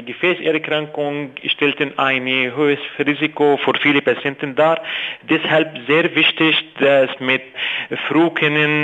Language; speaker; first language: German; non-native, fluent; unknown